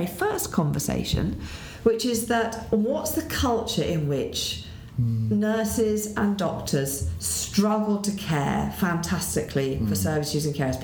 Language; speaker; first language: English; native; English